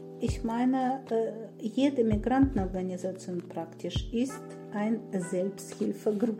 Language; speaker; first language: German; non-native, fluent; Russian